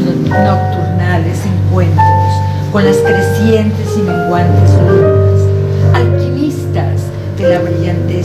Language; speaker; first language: Spanish; native; Spanish